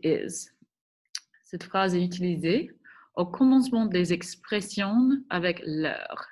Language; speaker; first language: French; non-native, fluent; English